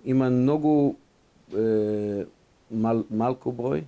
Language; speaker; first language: Bulgarian; non-native, fluent; Hebrew